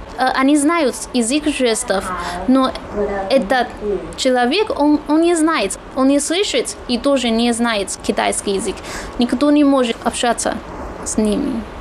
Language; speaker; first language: Russian; non-native, fluent; Chinese